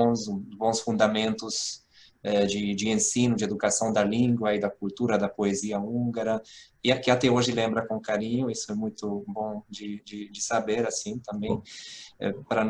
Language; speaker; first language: Portuguese; non-native, fluent; Hungarian